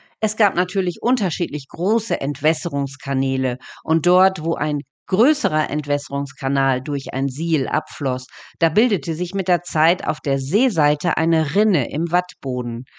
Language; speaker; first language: German; native; German